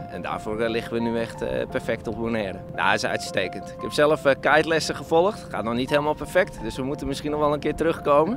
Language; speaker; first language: Dutch; native; Dutch